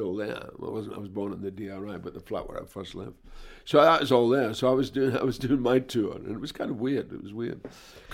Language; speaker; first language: English; native; English